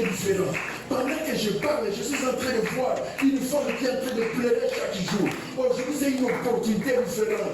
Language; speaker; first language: French; non-native, local second language; Lingala